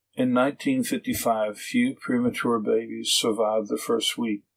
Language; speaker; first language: English; native; English